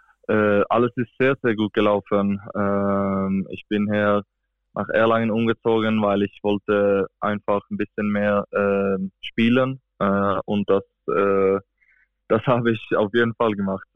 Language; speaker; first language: German; non-native, fluent; Swedish